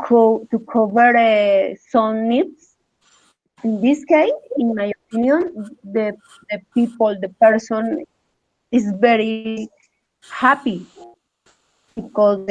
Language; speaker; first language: English; non-native, learner; Spanish